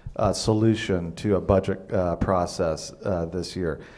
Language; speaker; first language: English; native; English